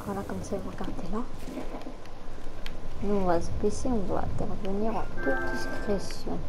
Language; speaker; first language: French; native; French